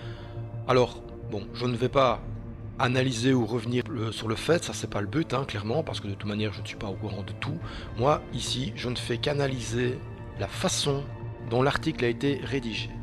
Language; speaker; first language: French; native; French